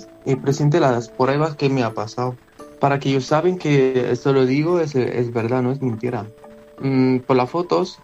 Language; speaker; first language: Spanish; non-native, learner; Arabic